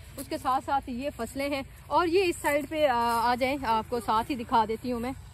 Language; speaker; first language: Urdu; non-native, local second language; Punjabi